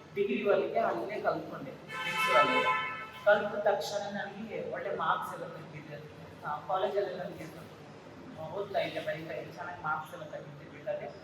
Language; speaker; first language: Kannada; native; Kannada